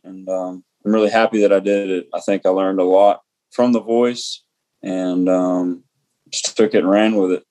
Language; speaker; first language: English; native; English